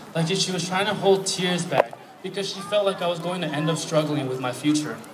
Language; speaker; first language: English; early bilingual, other home language; Spanish